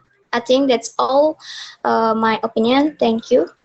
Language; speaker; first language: English; non-native, learner; Indonesian